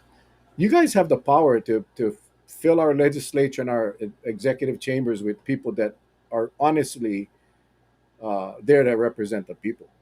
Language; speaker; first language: English; native; English